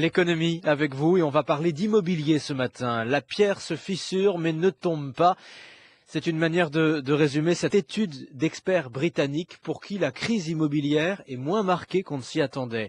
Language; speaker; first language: French; native; French